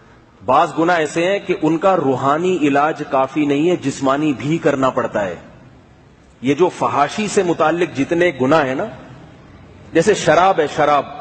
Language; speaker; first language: Urdu; native; Urdu